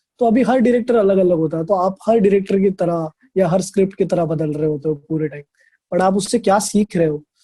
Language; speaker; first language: Hindi; non-native, local second language; Marathi